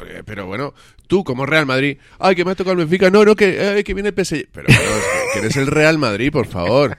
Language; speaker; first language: Spanish; native; Spanish